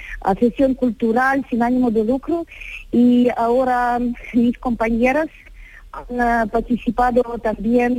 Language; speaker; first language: Spanish; non-native, learner; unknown